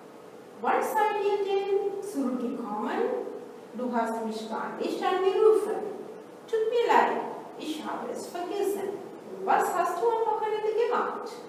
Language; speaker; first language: German; non-native, fluent; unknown